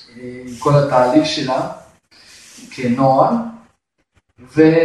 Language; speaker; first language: Hebrew; non-native, fluent; Russian